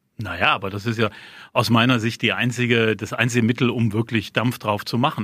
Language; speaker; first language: German; native; German